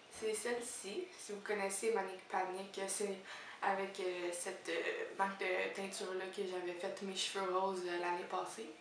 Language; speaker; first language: French; native; French